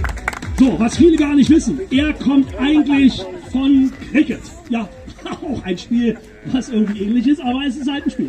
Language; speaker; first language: German; native; German